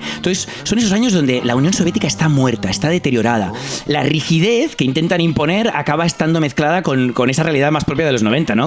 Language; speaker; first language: Spanish; non-native, local second language; Catalan